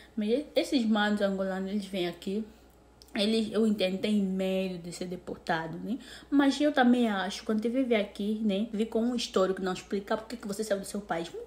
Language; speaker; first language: Portuguese; native; Portuguese